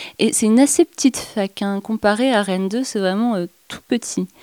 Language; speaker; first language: French; native; French